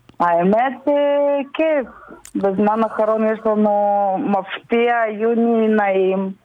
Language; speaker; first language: Hebrew; non-native, fluent; Russian